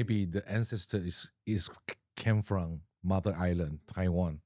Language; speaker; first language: English; non-native, learner; Chinese